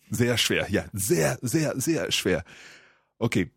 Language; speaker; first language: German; non-native, learner; English